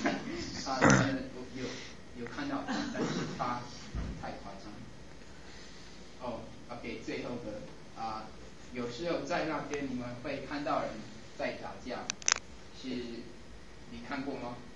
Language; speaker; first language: Chinese; non-native, fluent; English